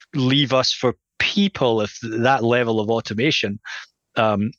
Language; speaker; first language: English; native; English